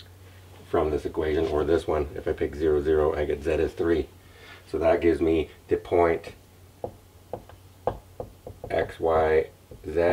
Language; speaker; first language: English; native; English